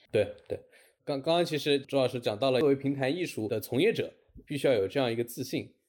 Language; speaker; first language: Chinese; native; Chinese